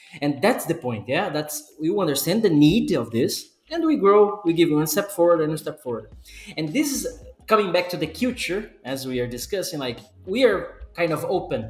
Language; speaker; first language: English; non-native, fluent; Portuguese